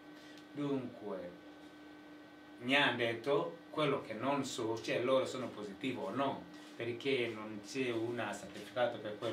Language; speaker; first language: Italian; non-native, fluent; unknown